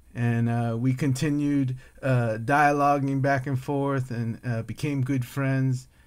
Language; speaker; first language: English; native; English